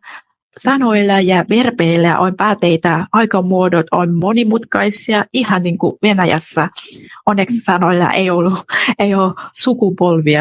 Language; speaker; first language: Finnish; non-native, fluent; Vietnamese